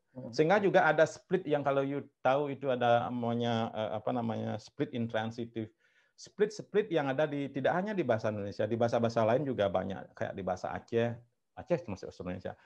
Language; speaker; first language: Indonesian; non-native, local second language; Balinese